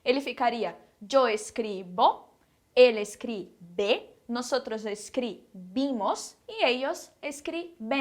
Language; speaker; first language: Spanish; non-native, fluent; Portuguese